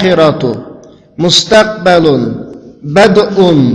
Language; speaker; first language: Arabic; non-native, fluent; Uyghur